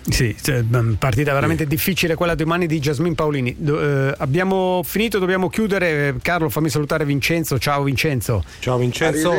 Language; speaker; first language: Italian; native; Italian